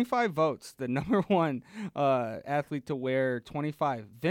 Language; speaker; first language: English; native; English